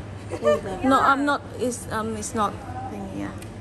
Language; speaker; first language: English; non-native, fluent; Indonesian